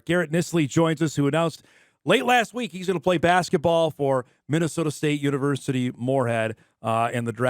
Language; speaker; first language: English; native; English